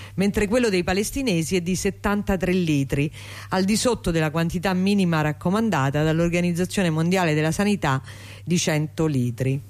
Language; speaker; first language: Italian; native; Italian